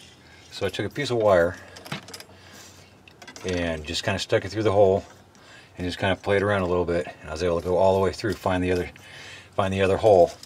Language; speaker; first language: English; native; English